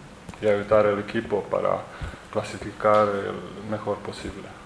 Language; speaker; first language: Spanish; non-native, learner; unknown